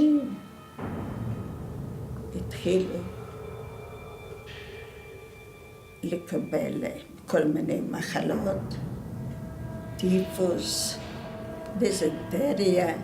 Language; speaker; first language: Hebrew; non-native, fluent; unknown